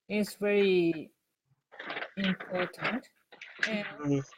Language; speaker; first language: English; non-native, learner; Japanese